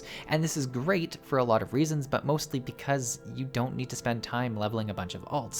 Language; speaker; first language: English; native; English